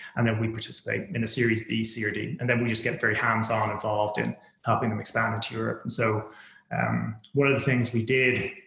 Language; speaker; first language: English; native; English